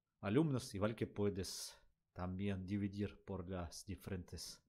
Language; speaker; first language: Spanish; non-native, learner; Russian